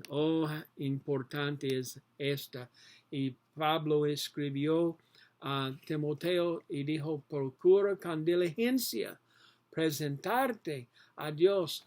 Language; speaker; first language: Spanish; non-native, learner; English